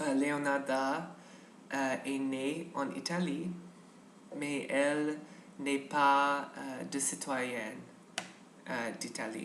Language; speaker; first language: French; non-native, learner; English